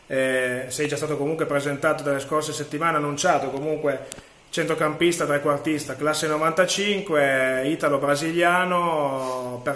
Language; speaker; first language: Italian; native; Italian